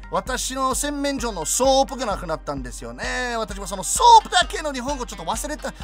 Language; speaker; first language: Japanese; non-native, fluent; English